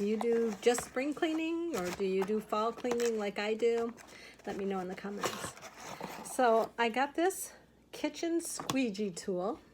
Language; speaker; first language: English; native; English